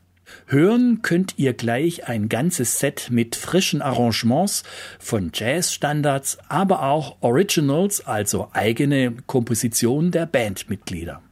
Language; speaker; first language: German; native; German